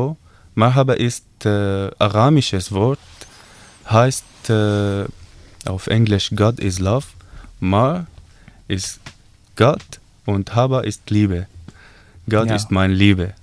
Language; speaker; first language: German; non-native, learner; Arabic